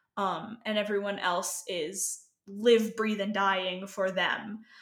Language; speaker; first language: English; native; English